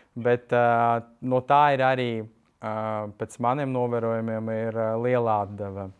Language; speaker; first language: Latvian; non-native, local second language; Russian